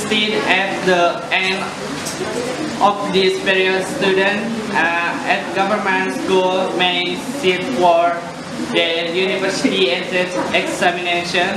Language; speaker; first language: English; non-native, learner; Indonesian